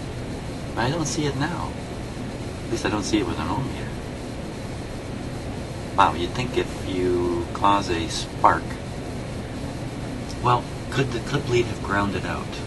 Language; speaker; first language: English; native; English